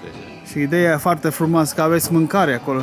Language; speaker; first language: Romanian; non-native, learner; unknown